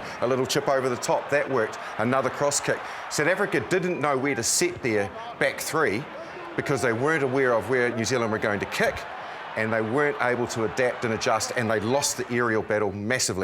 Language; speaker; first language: English; native; English